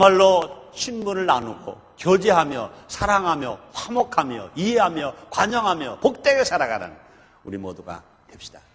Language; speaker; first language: Korean; native; Korean